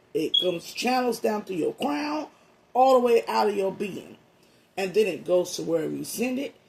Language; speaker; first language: English; native; English